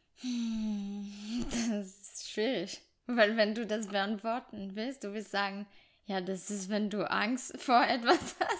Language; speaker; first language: German; non-native, fluent; French